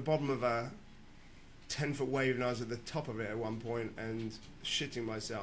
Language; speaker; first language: English; native; English